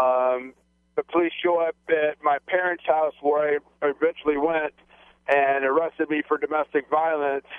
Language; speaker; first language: English; non-native, fluent; Greek